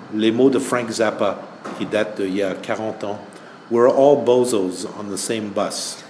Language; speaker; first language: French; non-native, fluent; English